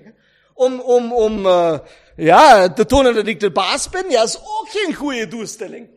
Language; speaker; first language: Dutch; non-native, fluent; German